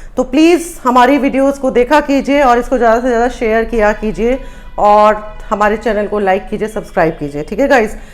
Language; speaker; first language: Hindi; native; Hindi